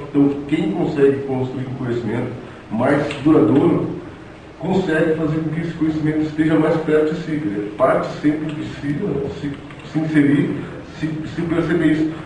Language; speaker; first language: Portuguese; native; Portuguese